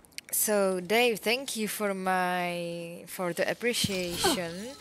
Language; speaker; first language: English; non-native, fluent; Czech